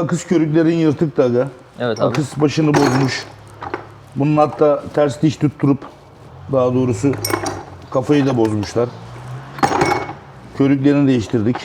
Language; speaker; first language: Turkish; native; Turkish